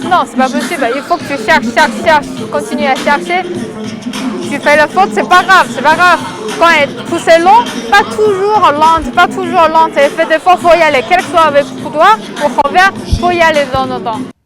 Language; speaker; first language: French; non-native, learner; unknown